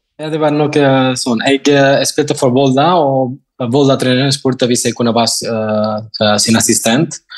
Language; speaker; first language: Norwegian; non-native, fluent; Spanish